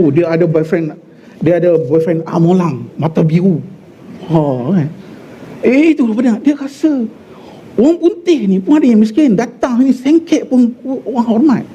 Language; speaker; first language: Malay; native; Malay